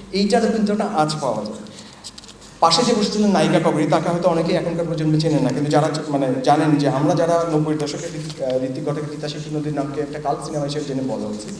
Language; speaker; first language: Bangla; native; Bangla